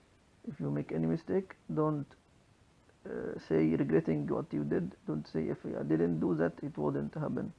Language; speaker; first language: English; non-native, local second language; Arabic